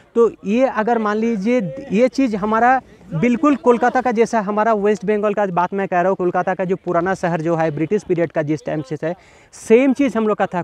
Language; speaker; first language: Hindi; non-native, local second language; Bangla